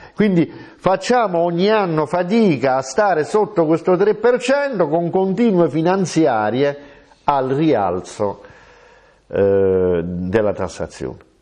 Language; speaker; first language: Italian; native; Italian